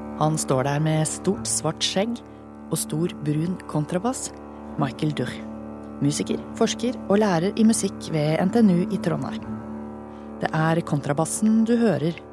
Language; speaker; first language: Norwegian; native; Norwegian